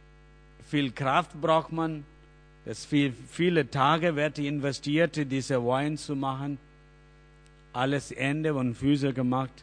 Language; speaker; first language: German; non-native, learner; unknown